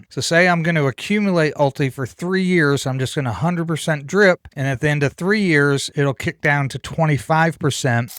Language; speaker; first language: English; native; English